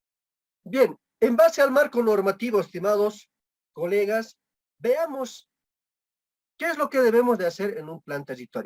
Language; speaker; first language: Spanish; native; Spanish